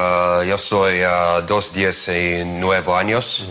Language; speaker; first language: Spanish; non-native, learner; Russian